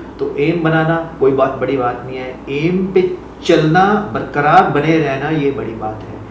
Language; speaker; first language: Hindi; non-native, local second language; Punjabi